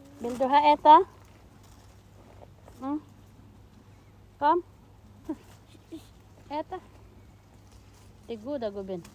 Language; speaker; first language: Swedish; non-native, learner; Cebuano